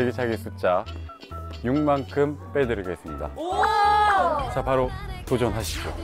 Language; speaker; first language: Korean; native; Korean